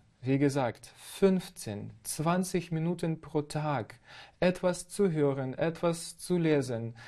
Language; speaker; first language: German; non-native, learner; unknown